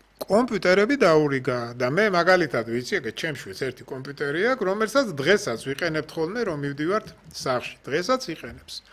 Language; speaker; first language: Georgian; native; Georgian